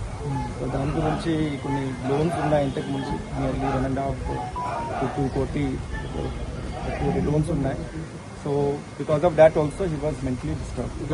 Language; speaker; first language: Telugu; non-native, learner; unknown